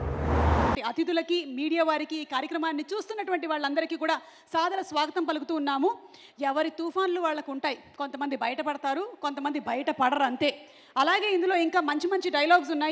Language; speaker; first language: Telugu; native; Telugu